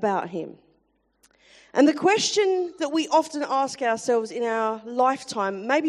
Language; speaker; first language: English; native; English